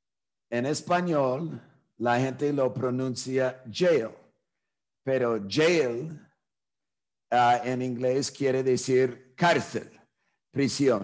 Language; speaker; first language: Spanish; non-native, fluent; English